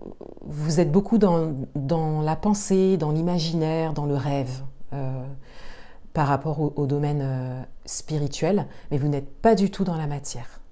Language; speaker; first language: French; native; French